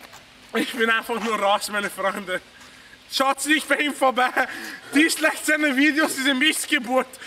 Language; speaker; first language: German; native; German